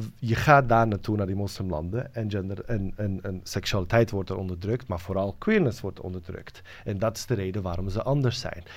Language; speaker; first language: Dutch; non-native, fluent; Bosnian